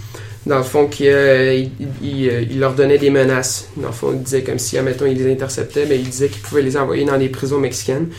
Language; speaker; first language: French; native; French